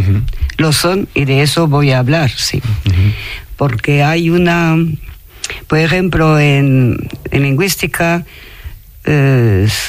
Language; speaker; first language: Spanish; non-native, fluent; French